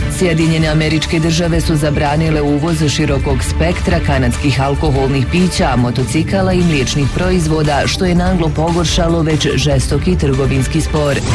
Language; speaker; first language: Bosnian; native; Bosnian